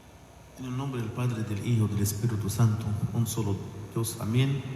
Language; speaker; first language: Spanish; non-native, fluent; Arabic